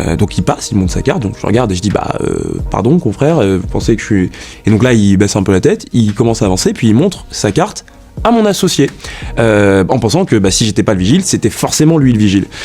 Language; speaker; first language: French; native; French